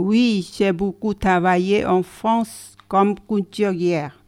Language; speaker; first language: French; non-native, learner; Thai